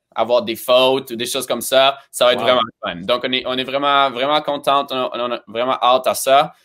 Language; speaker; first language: French; early bilingual, other home language; Romanian